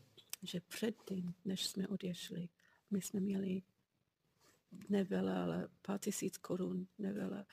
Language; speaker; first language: Czech; non-native, fluent; English